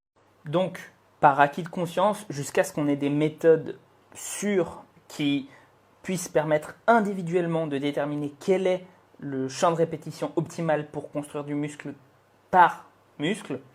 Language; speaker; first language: French; native; French